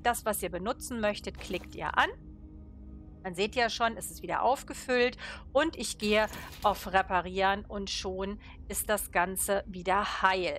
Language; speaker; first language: German; native; German